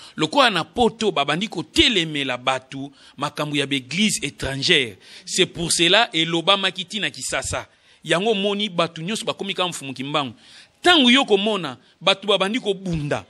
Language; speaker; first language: Lingala; non-native, local second language; Kongo